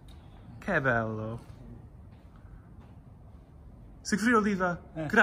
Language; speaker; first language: Italian; non-native, learner; English